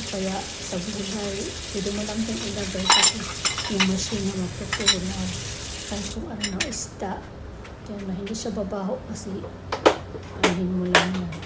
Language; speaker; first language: Filipino; non-native, local second language; Waray